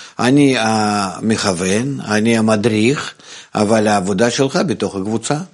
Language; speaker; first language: Hebrew; non-native, fluent; Russian